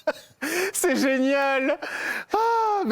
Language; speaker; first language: French; native; French